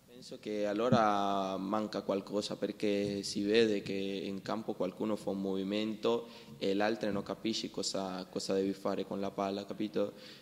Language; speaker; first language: Italian; non-native, learner; Spanish